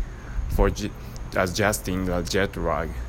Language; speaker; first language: English; non-native, learner; Japanese